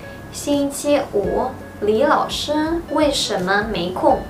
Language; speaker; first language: Chinese; non-native, fluent; Indonesian